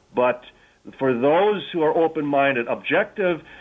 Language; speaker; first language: English; native; English